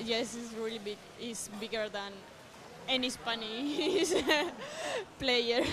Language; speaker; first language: English; non-native, learner; Spanish